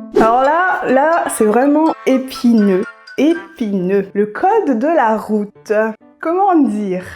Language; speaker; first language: French; non-native, local second language; Malagasy